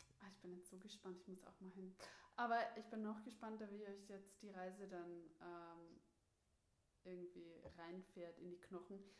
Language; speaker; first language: German; native; German